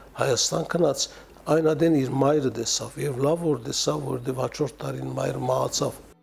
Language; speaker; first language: Armenian; native; Armenian